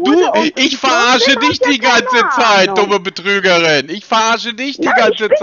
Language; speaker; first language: German; native; German